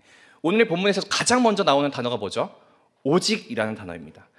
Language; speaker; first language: Korean; native; Korean